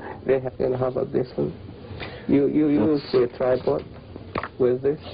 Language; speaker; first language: English; non-native, fluent; Japanese